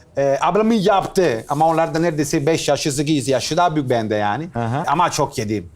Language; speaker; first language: Turkish; non-native, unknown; Italian